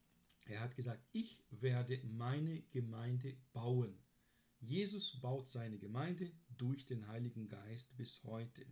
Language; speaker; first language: German; non-native, fluent; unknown